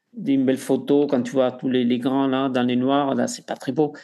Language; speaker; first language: French; non-native, fluent; Spanish